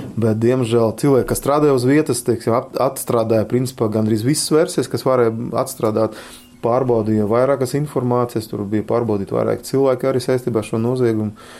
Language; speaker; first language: Latvian; non-native, local second language; Russian